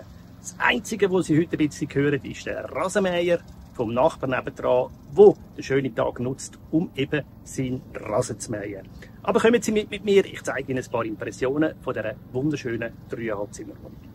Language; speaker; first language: German; native; German